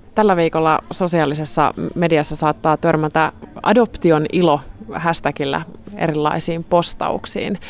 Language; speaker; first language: Finnish; native; Finnish